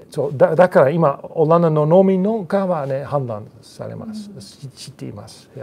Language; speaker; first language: Japanese; non-native, learner; Dutch